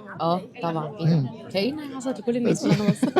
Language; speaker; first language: Arabic; native; Arabic